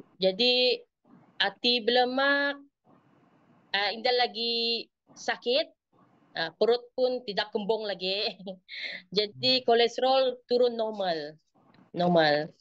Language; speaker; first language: Malay; native; Malay